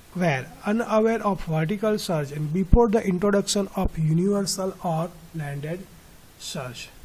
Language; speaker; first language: English; non-native, local second language; Gujarati